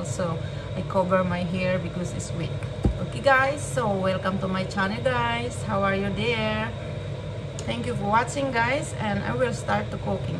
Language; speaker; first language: English; non-native, learner; Filipino